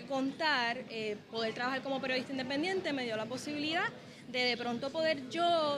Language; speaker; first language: Spanish; native; Spanish